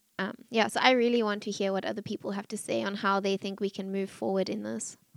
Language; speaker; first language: English; native; English